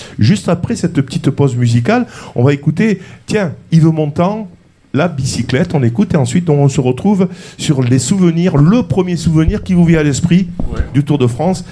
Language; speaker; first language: French; native; French